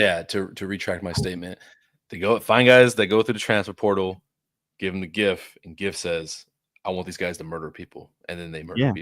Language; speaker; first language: English; native; English